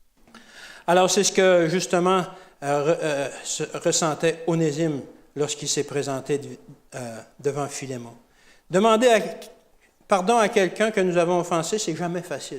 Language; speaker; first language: French; native; French